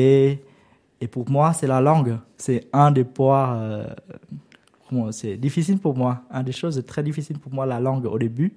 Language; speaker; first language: French; non-native, learner; Vietnamese